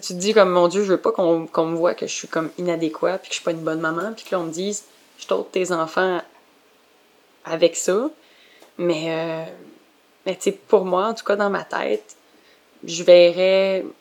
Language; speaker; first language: French; native; French